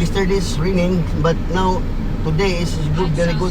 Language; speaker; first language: English; non-native, learner; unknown